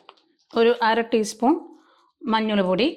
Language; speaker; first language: Malayalam; native; Malayalam